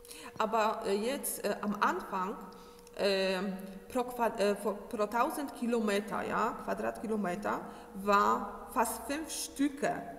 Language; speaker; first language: German; non-native, learner; Polish